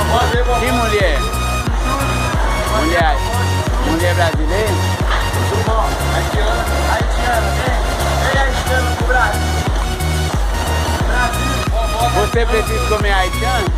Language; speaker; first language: Portuguese; non-native, learner; Haitian Creole